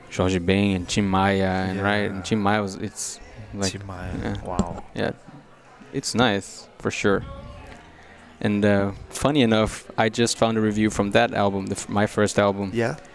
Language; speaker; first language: English; non-native, fluent; Portuguese